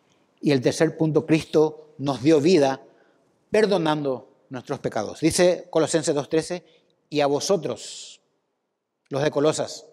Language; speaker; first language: Spanish; native; Spanish